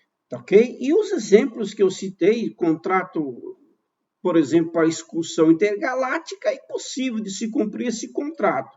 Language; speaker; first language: Portuguese; native; Portuguese